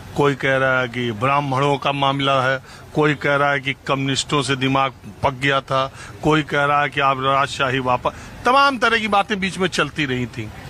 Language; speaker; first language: Hindi; native; Hindi